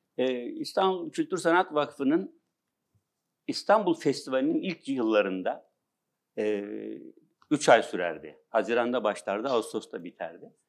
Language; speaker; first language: Turkish; native; Turkish